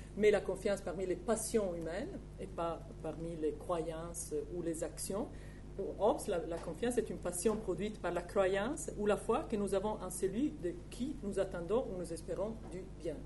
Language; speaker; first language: French; non-native, fluent; Italian